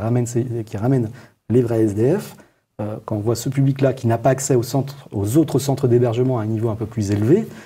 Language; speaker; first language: French; native; French